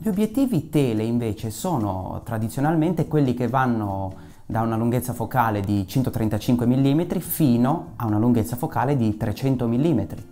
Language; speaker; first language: Italian; native; Italian